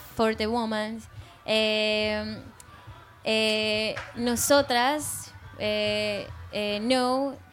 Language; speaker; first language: English; non-native, learner; Spanish